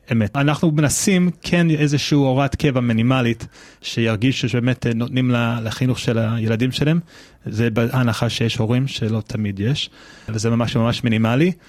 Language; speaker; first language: Hebrew; non-native, fluent; English